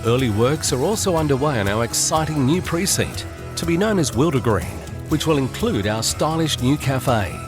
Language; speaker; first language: English; native; English